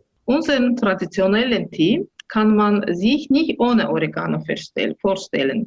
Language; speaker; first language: German; non-native, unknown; Azerbaijani